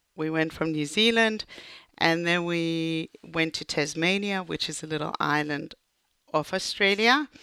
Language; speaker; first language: English; native; English